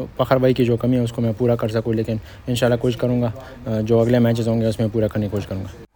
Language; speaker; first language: Urdu; non-native, local second language; Pashto